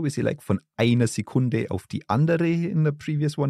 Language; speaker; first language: German; native; German